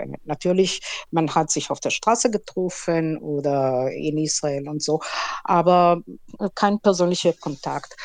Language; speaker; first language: German; non-native, fluent; Hebrew